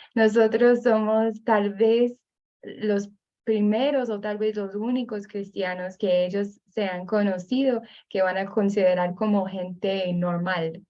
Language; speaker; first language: Spanish; non-native, fluent; English